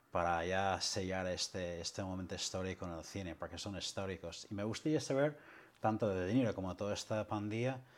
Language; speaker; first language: Spanish; non-native, fluent; English